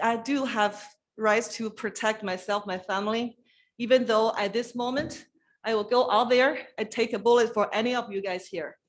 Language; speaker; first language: English; non-native, fluent; Chinese